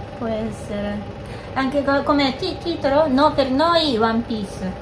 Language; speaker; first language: Italian; non-native, learner; Japanese